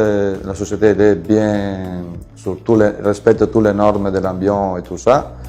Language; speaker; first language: French; non-native, fluent; Italian